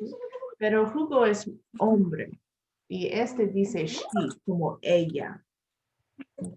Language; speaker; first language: Spanish; non-native, learner; English